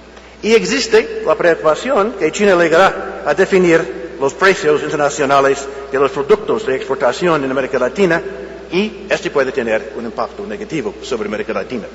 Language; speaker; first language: Spanish; non-native, fluent; English